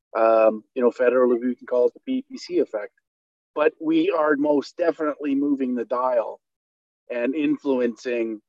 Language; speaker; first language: English; native; English